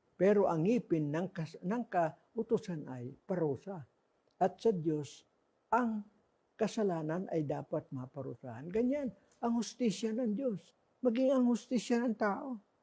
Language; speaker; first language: Filipino; non-native, local second language; Cebuano